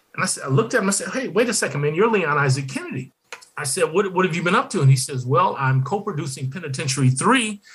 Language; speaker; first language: English; native; English